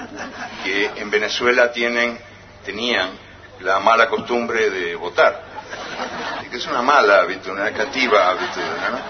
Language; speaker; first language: Spanish; native; Spanish